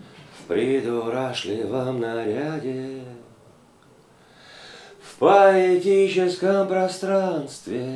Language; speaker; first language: Russian; native; Russian